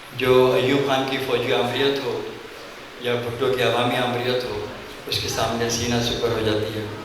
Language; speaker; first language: Urdu; non-native, local second language; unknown